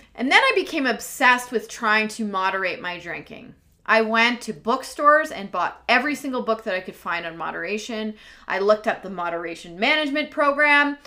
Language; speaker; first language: English; native; English